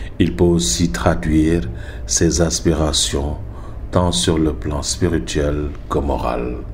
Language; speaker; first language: French; non-native, local second language; Wolof